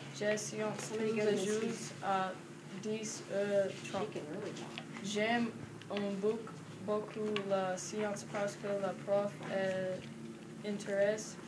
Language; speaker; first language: French; non-native, learner; English